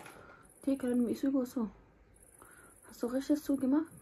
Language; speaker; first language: German; non-native, learner; Somali